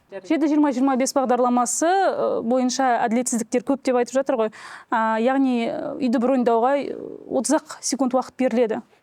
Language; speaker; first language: Kazakh; native; Kazakh